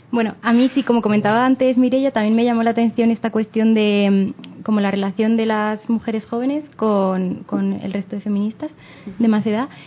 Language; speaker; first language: Spanish; native; Spanish